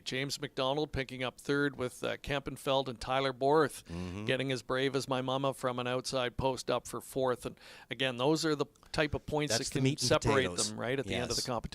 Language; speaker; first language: English; native; English